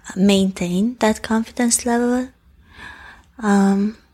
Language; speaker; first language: English; non-native, fluent; Hungarian